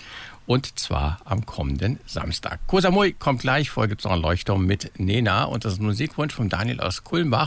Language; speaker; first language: German; native; German